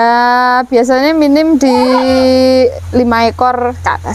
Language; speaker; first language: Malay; non-native, local second language; Javanese